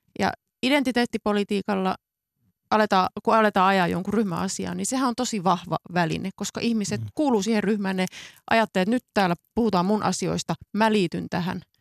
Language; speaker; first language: Finnish; native; Finnish